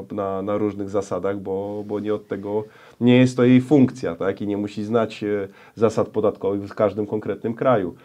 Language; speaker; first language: Polish; native; Polish